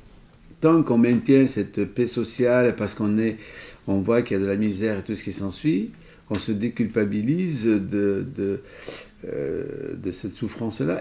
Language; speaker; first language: French; native; French